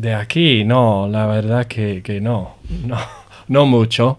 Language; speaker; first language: Spanish; non-native, learner; English